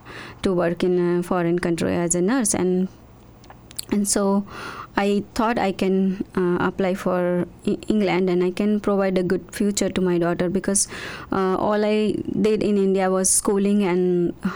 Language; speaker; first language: English; non-native, local second language; Gujarati